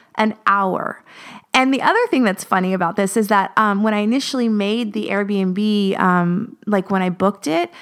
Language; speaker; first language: English; native; English